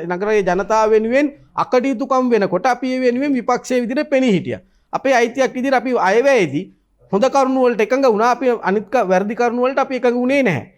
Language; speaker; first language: Sinhala; native; Sinhala